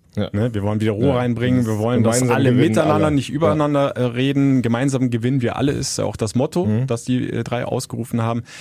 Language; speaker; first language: German; native; German